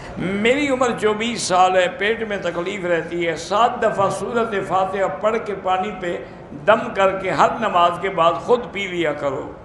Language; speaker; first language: Urdu; early bilingual, heritage; Urdu